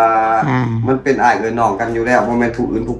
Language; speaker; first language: Thai; non-native, local second language; Lao